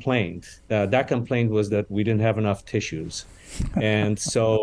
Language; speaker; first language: English; non-native, fluent; Romanian